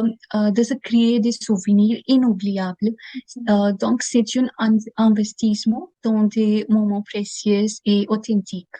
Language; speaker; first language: French; non-native, learner; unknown